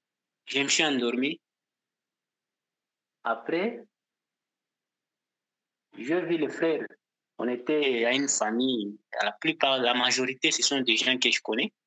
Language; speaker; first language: French; non-native, local second language; Portuguese